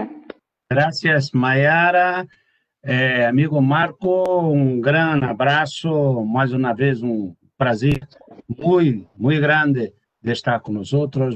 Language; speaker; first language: Spanish; non-native, learner; Portuguese